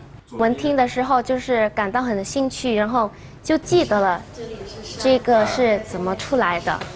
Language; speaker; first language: Chinese; non-native, learner; Lao